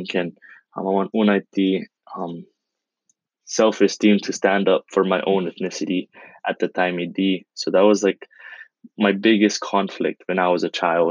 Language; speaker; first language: English; non-native, local second language; Iloko